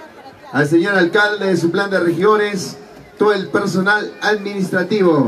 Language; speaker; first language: Spanish; native; Spanish